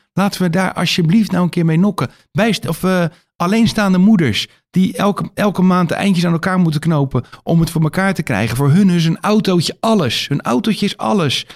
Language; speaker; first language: Dutch; native; Dutch